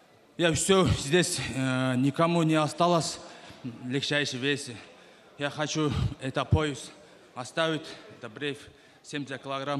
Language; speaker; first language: Russian; non-native, local second language; Kyrgyz